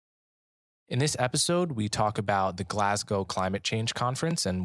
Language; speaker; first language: English; native; English